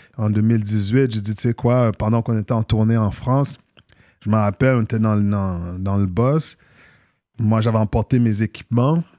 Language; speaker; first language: French; native; French